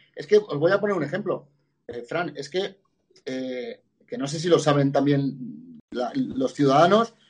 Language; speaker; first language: Spanish; native; Spanish